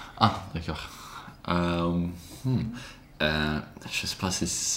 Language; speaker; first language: French; non-native, learner; Swedish